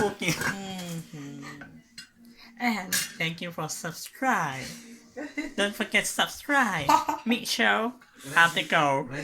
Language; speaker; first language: English; non-native, learner; Thai